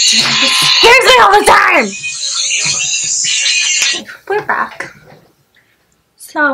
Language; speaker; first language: English; native; English